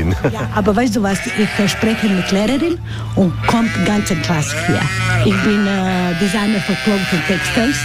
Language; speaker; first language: German; non-native, learner; Croatian